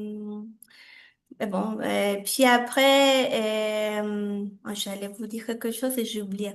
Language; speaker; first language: French; non-native, fluent; Spanish